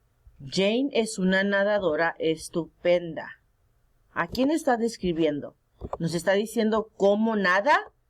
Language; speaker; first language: Spanish; early bilingual, heritage; Spanish